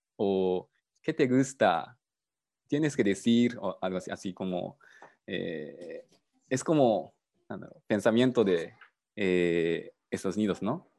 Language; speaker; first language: Spanish; non-native, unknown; Japanese